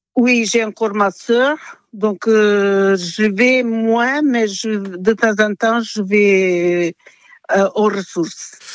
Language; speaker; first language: French; non-native, fluent; Portuguese